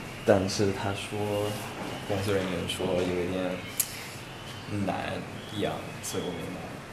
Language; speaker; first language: Chinese; non-native, fluent; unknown